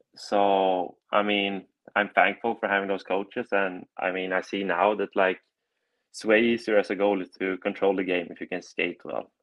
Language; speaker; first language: English; non-native, fluent; Swedish